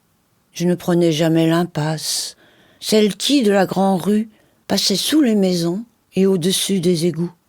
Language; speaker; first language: French; native; French